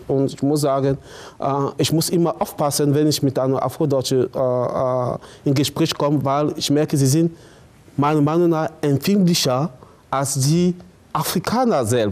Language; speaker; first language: German; non-native, fluent; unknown